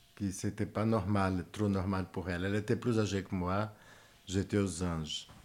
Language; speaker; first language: French; non-native, fluent; Portuguese